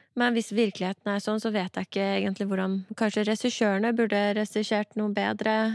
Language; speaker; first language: Norwegian; early bilingual, other home language; Persian